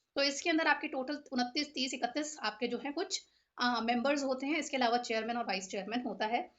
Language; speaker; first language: Hindi; native; Hindi